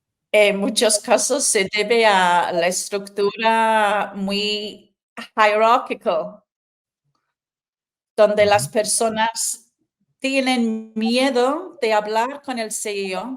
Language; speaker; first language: Spanish; non-native, fluent; English